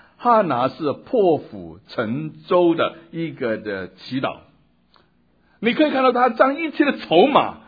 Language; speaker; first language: Chinese; non-native, local second language; Cantonese